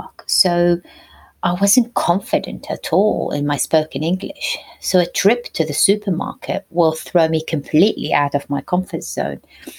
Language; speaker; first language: English; non-native, fluent; Arabic